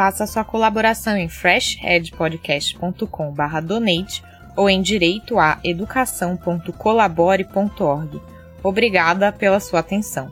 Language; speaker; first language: Portuguese; native; Portuguese